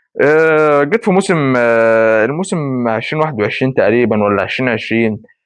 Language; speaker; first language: Arabic; native; Arabic